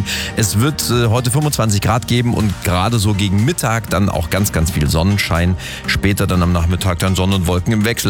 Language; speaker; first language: German; native; German